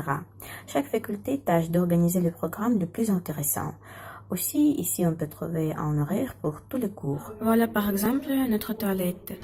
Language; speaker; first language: French; non-native, fluent; Russian